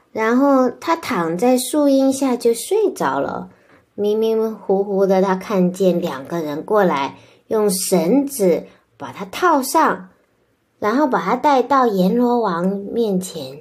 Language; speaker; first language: Chinese; native; Chinese